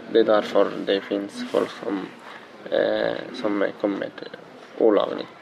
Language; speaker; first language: Swedish; non-native, learner; Arabic